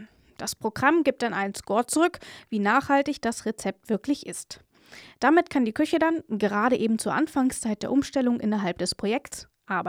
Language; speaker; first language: German; native; German